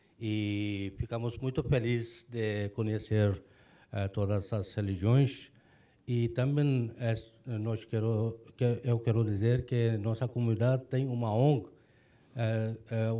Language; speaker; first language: Portuguese; non-native, fluent; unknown